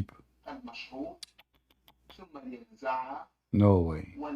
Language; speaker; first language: Arabic; native; Arabic